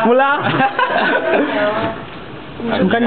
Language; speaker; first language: Korean; non-native, learner; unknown